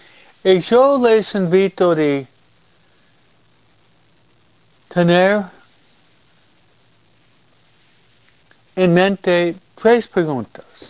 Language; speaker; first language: Spanish; non-native, fluent; English